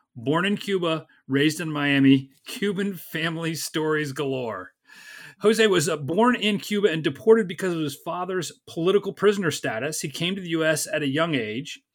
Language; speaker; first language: English; native; English